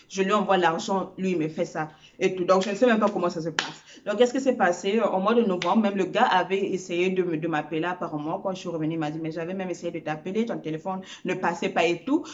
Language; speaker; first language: French; early bilingual, other home language; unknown